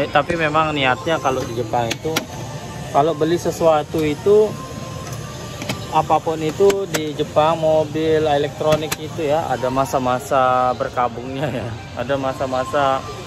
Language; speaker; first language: Indonesian; native; Indonesian